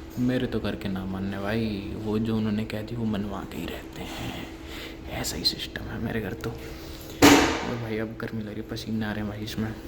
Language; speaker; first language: Hindi; native; Hindi